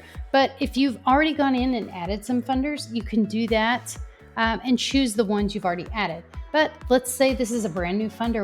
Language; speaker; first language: English; native; English